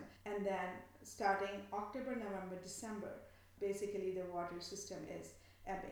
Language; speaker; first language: English; non-native, local second language; Bangla